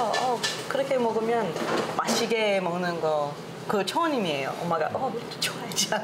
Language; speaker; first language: Korean; non-native, learner; English